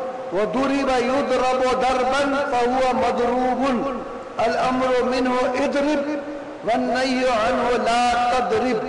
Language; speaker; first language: Arabic; non-native, fluent; Urdu